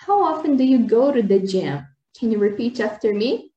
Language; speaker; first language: English; non-native, fluent; Portuguese